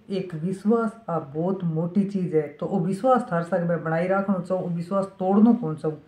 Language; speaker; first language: Hindi; native; Hindi